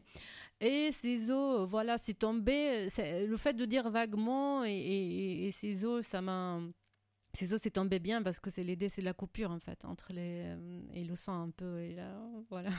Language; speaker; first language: French; non-native, fluent; Arabic